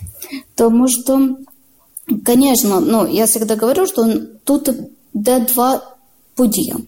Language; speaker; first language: Ukrainian; non-native, learner; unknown